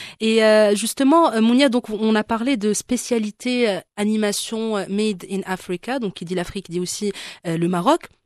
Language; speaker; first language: French; non-native, local second language; Arabic